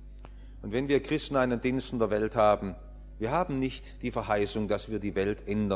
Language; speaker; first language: German; native; German